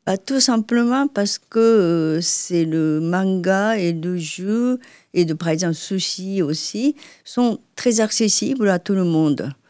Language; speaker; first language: French; non-native, fluent; Japanese